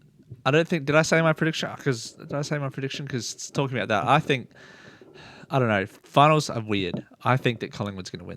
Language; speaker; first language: English; native; English